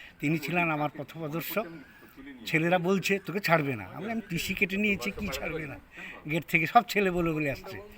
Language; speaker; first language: Bangla; native; Bangla